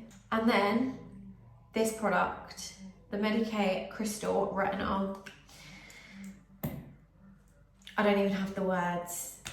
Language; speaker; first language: English; native; English